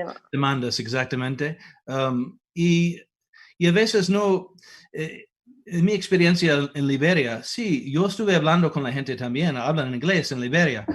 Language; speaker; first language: Spanish; non-native, fluent; English